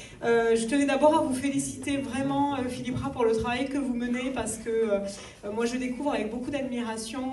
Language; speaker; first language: French; native; French